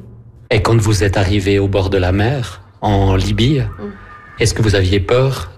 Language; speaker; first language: French; native; French